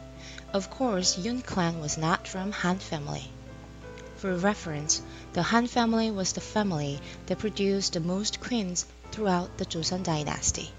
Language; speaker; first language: English; non-native, fluent; Korean